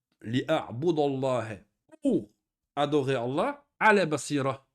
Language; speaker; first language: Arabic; non-native, fluent; French